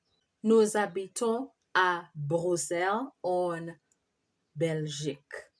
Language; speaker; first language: French; non-native, fluent; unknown